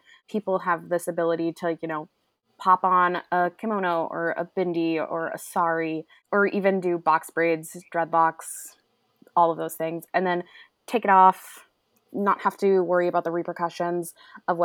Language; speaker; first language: English; native; English